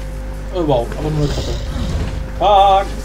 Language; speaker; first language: German; native; German